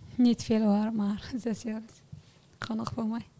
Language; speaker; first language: Dutch; non-native, fluent; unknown